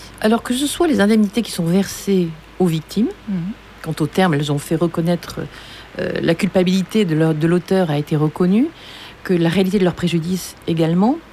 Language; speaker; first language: French; native; French